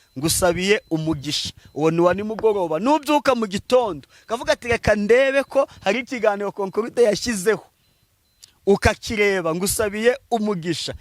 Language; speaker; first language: Kinyarwanda; native; Kinyarwanda